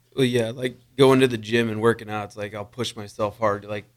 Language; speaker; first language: English; native; English